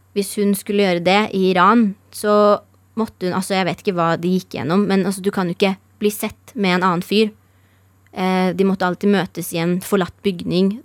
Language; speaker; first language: Norwegian; early bilingual, other home language; Persian